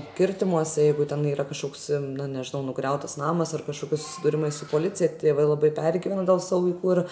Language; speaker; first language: Lithuanian; native; Lithuanian